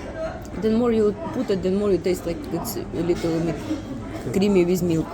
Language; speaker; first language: English; non-native, learner; Russian